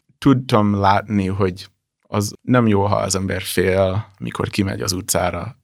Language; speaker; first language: Hungarian; non-native, fluent; English